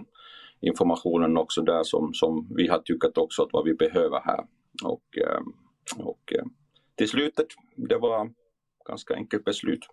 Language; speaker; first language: Swedish; non-native, fluent; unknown